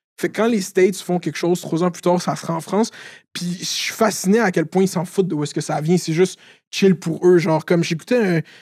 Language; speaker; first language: French; native; French